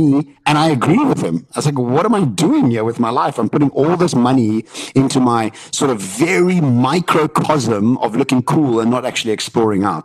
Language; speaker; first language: English; native; English